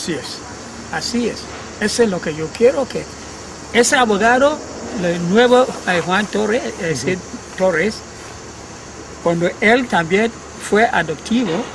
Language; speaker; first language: Spanish; non-native, learner; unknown